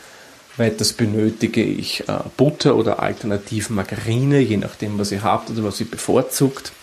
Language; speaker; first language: German; native; German